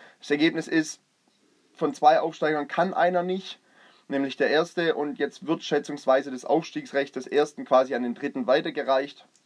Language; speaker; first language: German; native; German